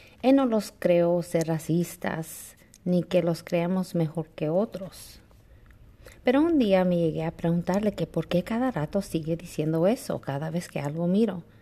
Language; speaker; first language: Spanish; early bilingual, heritage; Spanish